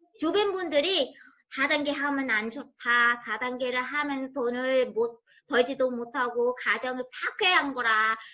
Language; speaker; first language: Korean; non-native, fluent; Vietnamese